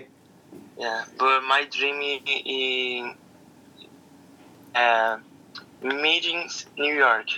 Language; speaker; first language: English; non-native, learner; Portuguese